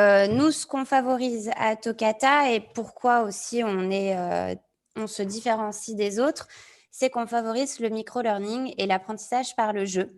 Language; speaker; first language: French; native; French